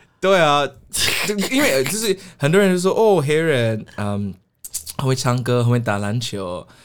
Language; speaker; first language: Chinese; non-native, fluent; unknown